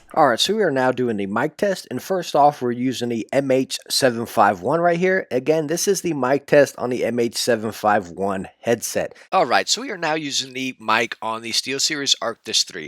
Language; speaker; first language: English; native; English